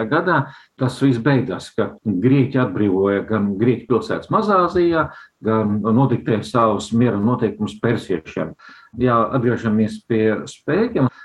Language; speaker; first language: Latvian; non-native, local second language; Russian